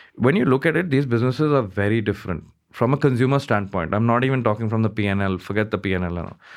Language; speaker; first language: English; non-native, local second language; Hindi